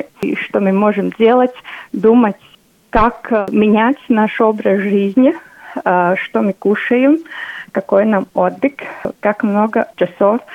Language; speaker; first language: Russian; non-native, local second language; Latvian